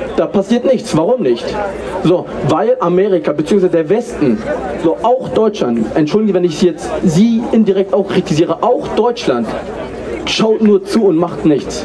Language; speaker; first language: German; early bilingual, other home language; Kurdish